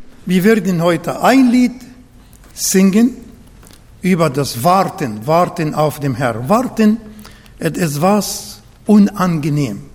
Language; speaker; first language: German; non-native, learner; Arabic